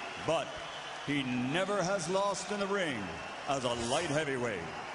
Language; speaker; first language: English; native; English